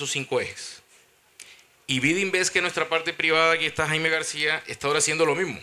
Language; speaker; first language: Spanish; native; Spanish